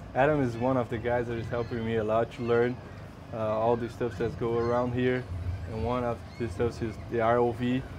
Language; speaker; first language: English; non-native, fluent; Portuguese